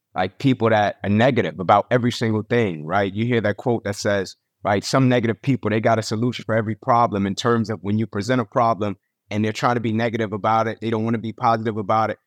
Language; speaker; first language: English; native; English